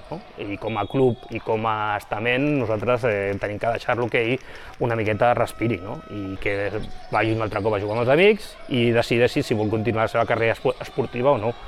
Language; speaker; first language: Catalan; non-native, local second language; Spanish